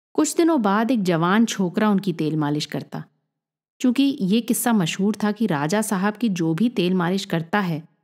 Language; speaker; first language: Hindi; native; Hindi